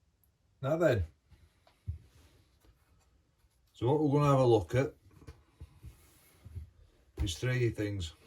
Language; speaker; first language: English; native; English